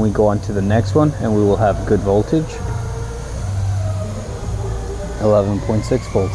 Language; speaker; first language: English; native; English